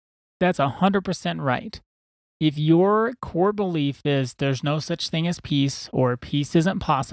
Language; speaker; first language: English; native; English